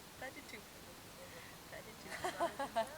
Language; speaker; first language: French; non-native, learner; English